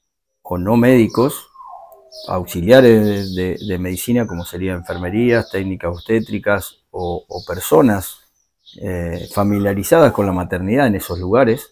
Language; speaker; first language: Spanish; native; Spanish